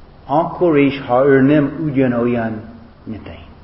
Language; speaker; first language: Hungarian; non-native, learner; English